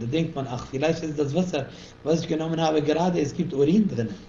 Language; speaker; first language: German; non-native, fluent; Arabic